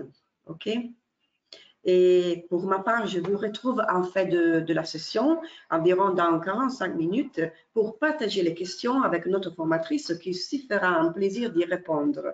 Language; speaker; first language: French; non-native, fluent; Italian